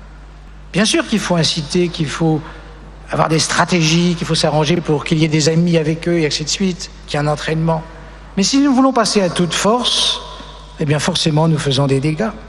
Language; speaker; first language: French; native; French